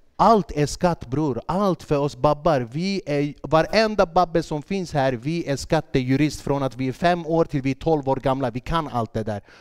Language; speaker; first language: Swedish; early bilingual, other home language; Kurdish